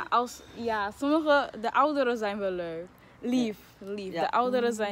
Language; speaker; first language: Dutch; early bilingual, other home language; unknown